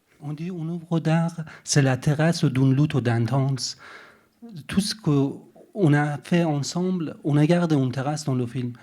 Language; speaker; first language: French; non-native, fluent; Persian